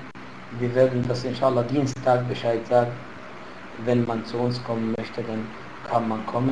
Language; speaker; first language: German; non-native, fluent; Arabic